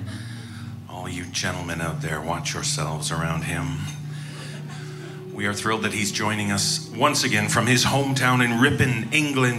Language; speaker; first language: English; native; English